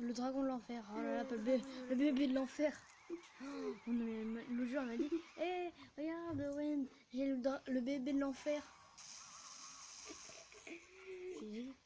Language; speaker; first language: French; native; French